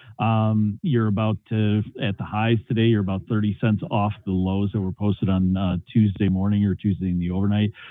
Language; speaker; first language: English; native; English